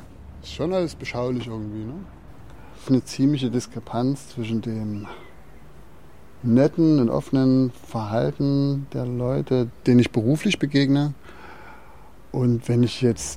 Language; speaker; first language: German; native; German